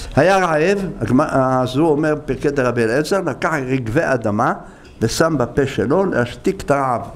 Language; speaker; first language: Hebrew; native; Hebrew